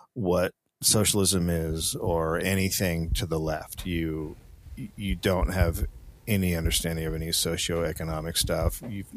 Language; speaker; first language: English; native; English